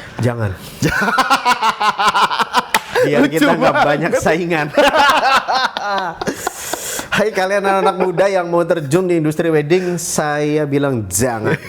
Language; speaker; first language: Indonesian; native; Indonesian